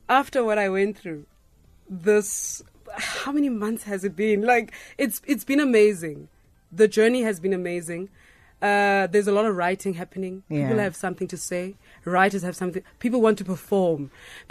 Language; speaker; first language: English; non-native, local second language; Xhosa